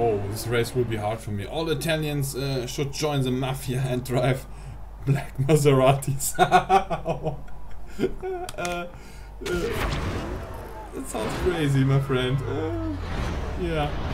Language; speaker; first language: English; non-native, fluent; German